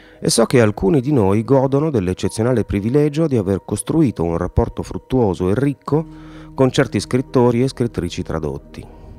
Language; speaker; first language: Italian; native; Italian